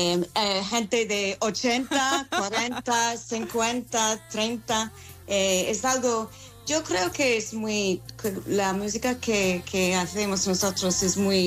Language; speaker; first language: Spanish; non-native, fluent; English